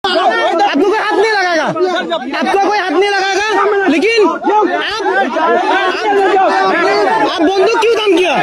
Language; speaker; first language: Hindi; non-native, learner; Bangla